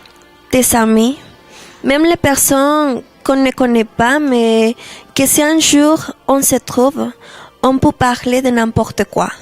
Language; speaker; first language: French; non-native, learner; Spanish